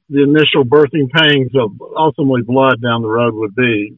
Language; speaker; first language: English; native; English